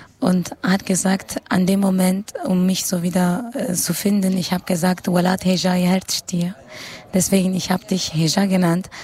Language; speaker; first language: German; non-native, fluent; Kurdish